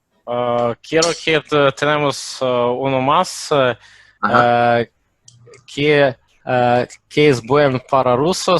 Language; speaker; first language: Spanish; non-native, learner; Russian